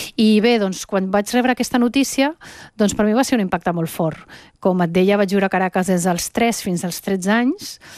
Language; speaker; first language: Catalan; early bilingual, heritage; Catalan